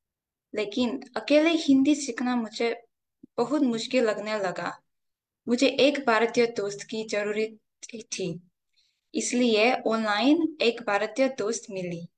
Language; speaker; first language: Hindi; non-native, fluent; Korean